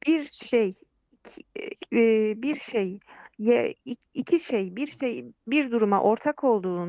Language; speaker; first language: Turkish; native; Turkish